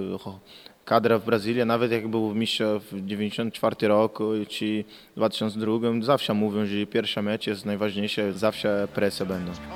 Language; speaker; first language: Polish; non-native, fluent; Portuguese